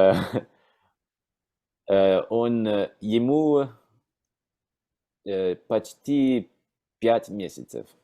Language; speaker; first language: Russian; non-native, learner; English